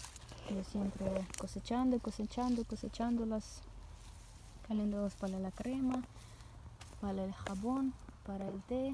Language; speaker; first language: Spanish; non-native, learner; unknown